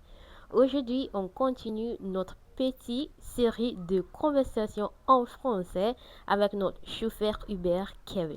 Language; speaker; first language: French; non-native, fluent; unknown